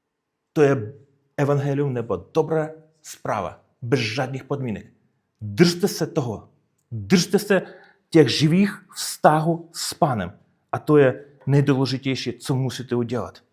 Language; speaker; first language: Czech; non-native, fluent; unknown